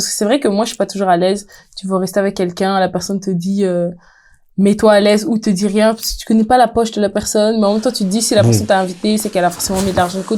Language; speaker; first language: French; native; French